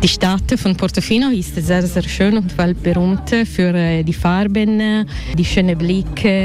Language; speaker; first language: German; non-native, learner; Italian